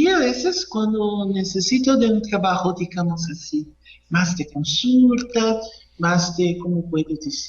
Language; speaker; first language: Spanish; non-native, learner; Portuguese